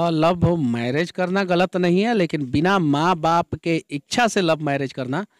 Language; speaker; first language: Hindi; native; Hindi